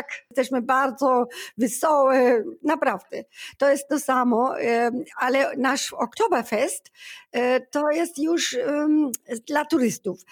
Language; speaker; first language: Polish; non-native, learner; German